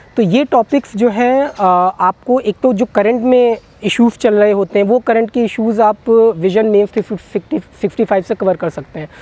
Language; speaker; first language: Hindi; native; Hindi